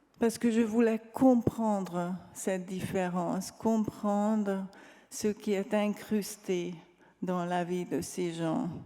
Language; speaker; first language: French; non-native, fluent; Hungarian